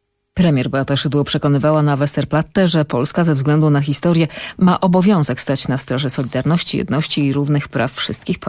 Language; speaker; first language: Polish; native; Polish